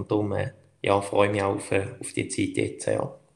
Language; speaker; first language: German; native; German